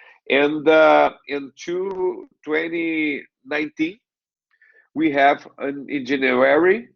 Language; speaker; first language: English; non-native, learner; Portuguese